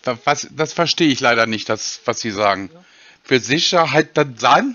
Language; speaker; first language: German; native; German